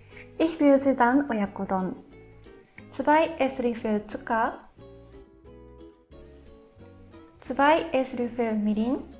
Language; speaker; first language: German; non-native, fluent; Japanese